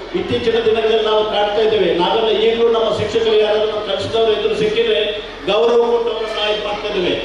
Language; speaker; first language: Kannada; non-native, local second language; Tulu